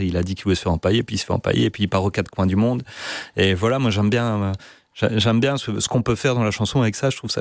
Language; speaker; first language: French; native; French